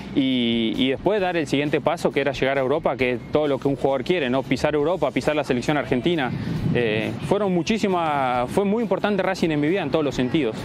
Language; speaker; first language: Spanish; native; Spanish